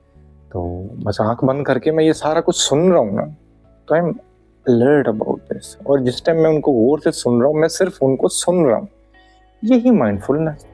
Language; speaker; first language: Hindi; non-native, local second language; Punjabi